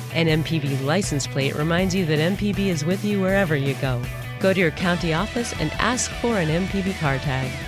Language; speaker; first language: English; native; English